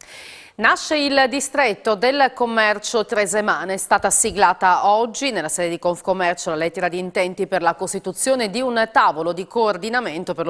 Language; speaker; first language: Italian; native; Italian